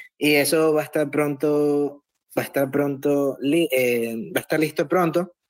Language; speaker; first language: Spanish; native; Spanish